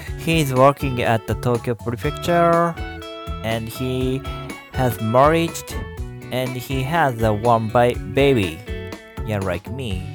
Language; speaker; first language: English; non-native, learner; Japanese